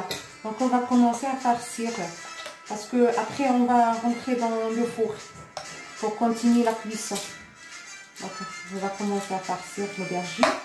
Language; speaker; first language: French; non-native, local second language; Arabic